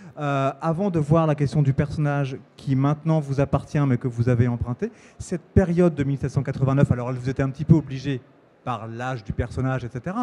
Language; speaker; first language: French; native; French